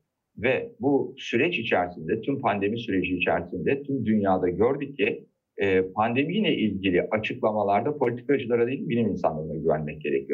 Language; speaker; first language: Turkish; native; Turkish